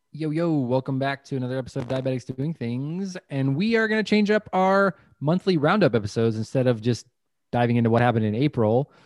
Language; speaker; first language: English; native; English